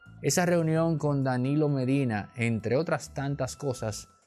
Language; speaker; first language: Spanish; native; Spanish